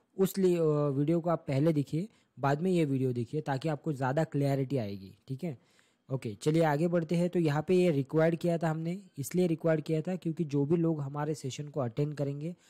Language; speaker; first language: Hindi; non-native, local second language; Marathi